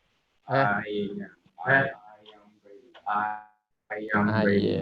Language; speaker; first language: English; non-native, fluent; Thai